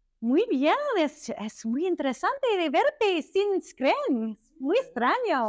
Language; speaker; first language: Spanish; non-native, learner; English